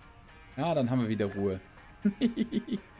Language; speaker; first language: German; native; German